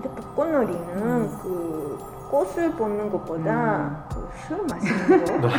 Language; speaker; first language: Korean; non-native, learner; Japanese